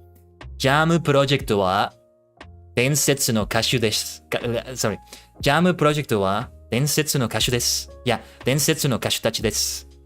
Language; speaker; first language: Japanese; non-native, learner; English